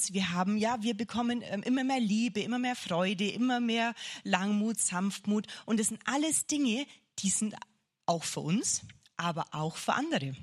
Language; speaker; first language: German; native; German